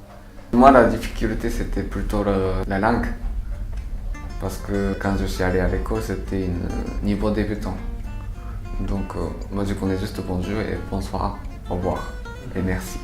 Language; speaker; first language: French; non-native, learner; Japanese